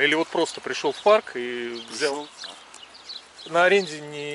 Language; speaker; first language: Russian; native; Russian